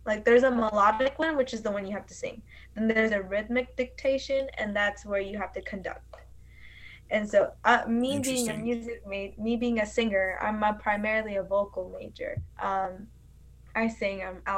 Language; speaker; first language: English; early bilingual, other home language; Spanish